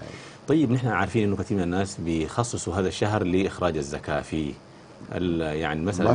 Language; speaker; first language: Arabic; native; Arabic